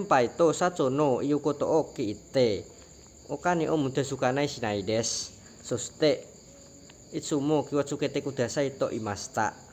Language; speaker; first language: Japanese; non-native, learner; Indonesian